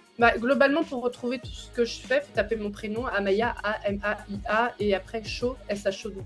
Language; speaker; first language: French; native; French